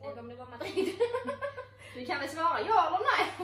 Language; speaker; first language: Swedish; native; Swedish